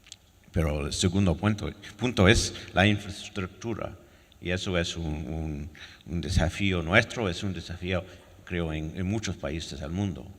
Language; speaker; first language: Spanish; non-native, fluent; French